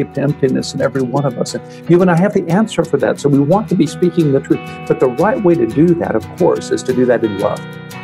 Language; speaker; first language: English; native; English